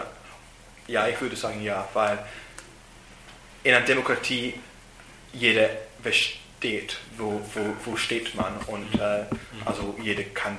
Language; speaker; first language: German; non-native, learner; English